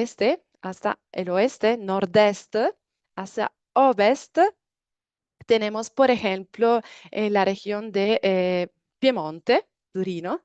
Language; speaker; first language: Spanish; non-native, fluent; Italian